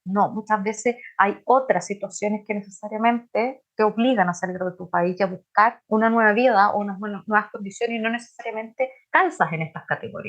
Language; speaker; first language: Spanish; native; Spanish